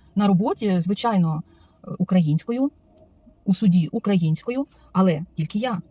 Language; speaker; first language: Ukrainian; non-native, local second language; Russian